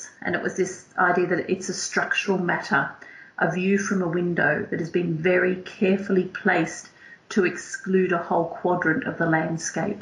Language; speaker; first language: English; native; English